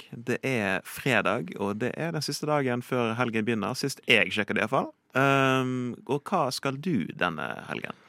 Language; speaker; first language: Norwegian; native; Norwegian